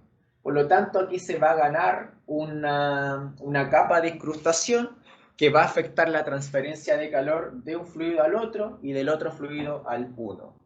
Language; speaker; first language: Spanish; native; Spanish